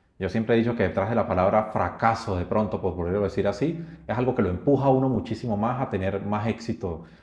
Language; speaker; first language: Spanish; native; Spanish